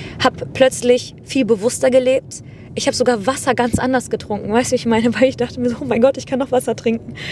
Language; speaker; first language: German; native; German